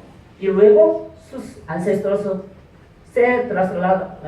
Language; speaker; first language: Spanish; non-native, fluent; Korean